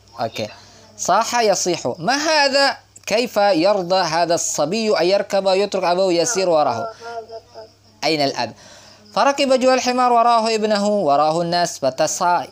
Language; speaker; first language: Arabic; non-native, fluent; Indonesian